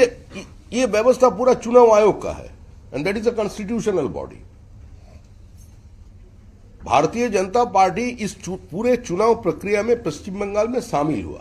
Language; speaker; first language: Hindi; non-native, local second language; Bangla